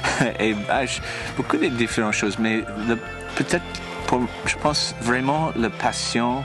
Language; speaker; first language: French; non-native, learner; English